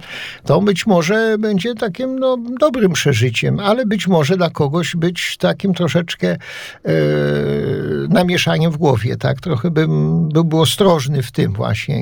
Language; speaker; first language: Polish; native; Polish